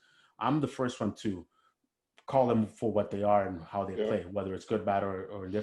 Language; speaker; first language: English; native; English